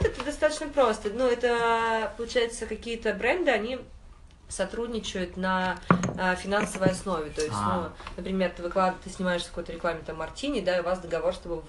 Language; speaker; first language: Russian; native; Russian